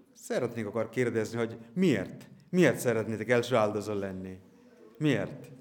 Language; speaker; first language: Hungarian; non-native, fluent; Bangla